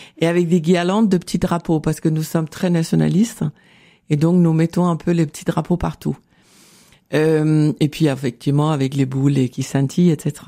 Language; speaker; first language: French; non-native, fluent; Danish